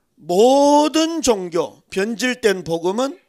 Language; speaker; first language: Korean; native; Korean